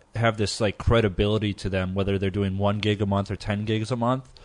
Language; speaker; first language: English; native; English